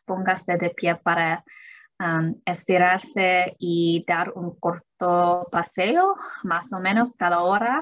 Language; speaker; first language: Spanish; early bilingual, heritage; English